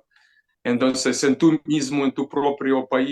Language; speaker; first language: Spanish; non-native, fluent; Ukrainian